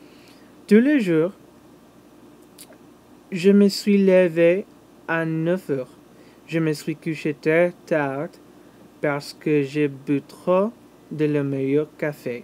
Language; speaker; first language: French; non-native, learner; English